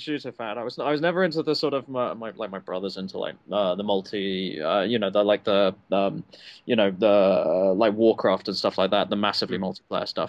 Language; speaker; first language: English; native; English